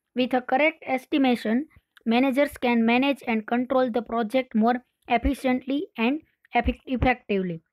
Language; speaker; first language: English; non-native, local second language; Gujarati